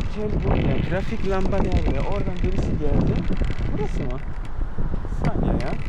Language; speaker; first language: Turkish; early bilingual, heritage; Turkish